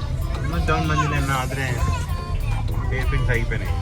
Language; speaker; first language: Kannada; native; Kannada